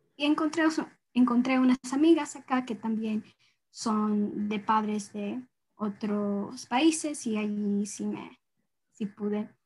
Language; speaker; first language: Spanish; early bilingual, heritage; Spanish